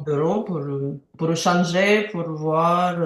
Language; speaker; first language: French; non-native, learner; Ukrainian